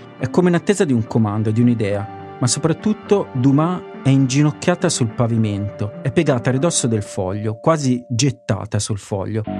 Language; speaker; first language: Italian; native; Italian